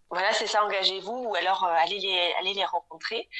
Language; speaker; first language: French; native; French